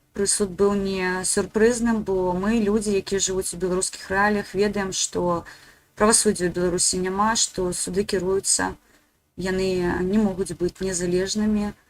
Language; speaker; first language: Belarusian; native; Belarusian